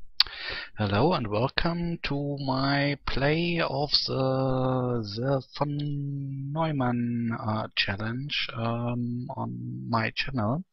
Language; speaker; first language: English; non-native, learner; German